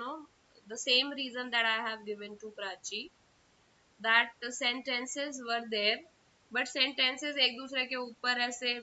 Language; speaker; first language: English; non-native, fluent; Hindi